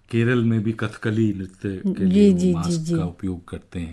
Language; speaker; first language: Hindi; native; Hindi